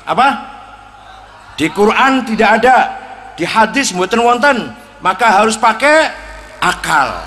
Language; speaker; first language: Indonesian; native; Indonesian